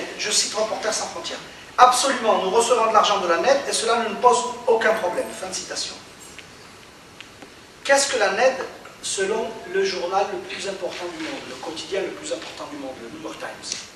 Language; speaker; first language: French; native; French